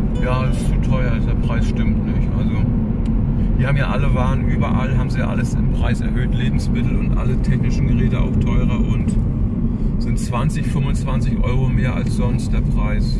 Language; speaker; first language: German; native; German